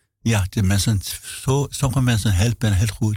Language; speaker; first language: Dutch; non-native, learner; Persian